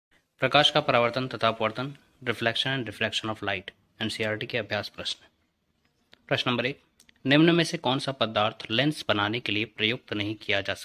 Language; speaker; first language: Hindi; native; Hindi